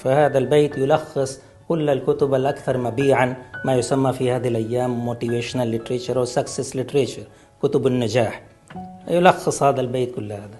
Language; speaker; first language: Arabic; non-native, fluent; Hindi